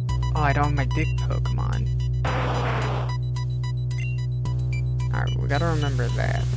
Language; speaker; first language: English; native; English